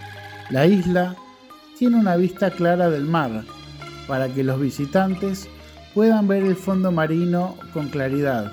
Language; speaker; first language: Spanish; non-native, fluent; Indonesian